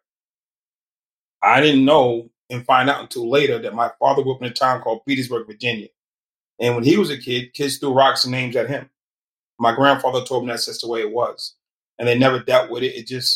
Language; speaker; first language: English; native; English